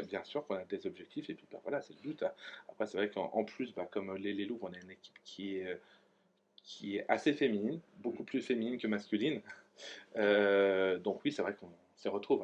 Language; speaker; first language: French; native; French